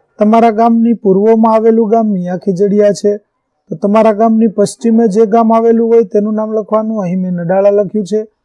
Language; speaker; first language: Gujarati; native; Gujarati